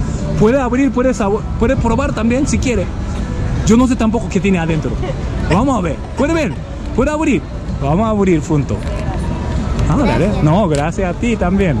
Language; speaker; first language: Spanish; non-native, learner; Japanese